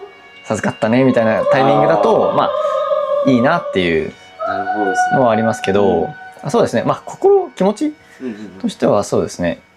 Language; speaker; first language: Japanese; native; Japanese